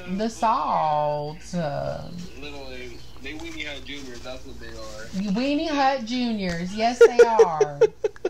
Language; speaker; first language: English; native; English